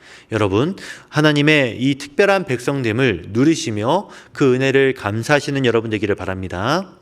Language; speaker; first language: Korean; native; Korean